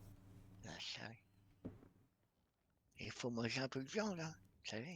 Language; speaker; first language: French; native; French